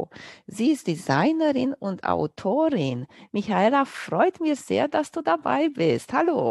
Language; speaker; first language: German; non-native, fluent; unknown